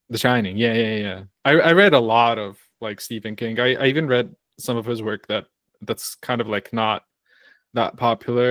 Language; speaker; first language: English; non-native, fluent; Croatian